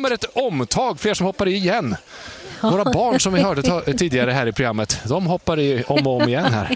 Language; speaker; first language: Swedish; native; Swedish